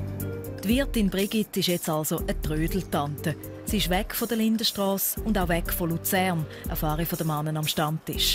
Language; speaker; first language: German; native; German